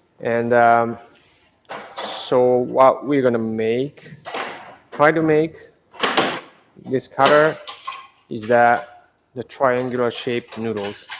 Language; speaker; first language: English; non-native, fluent; Japanese